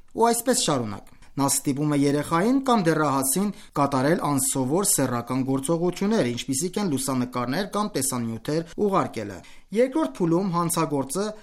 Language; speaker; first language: Armenian; native; Armenian